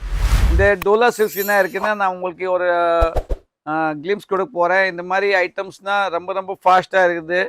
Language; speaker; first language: Tamil; non-native, fluent; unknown